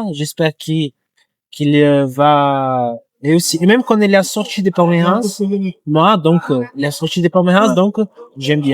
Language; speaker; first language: French; non-native, learner; Portuguese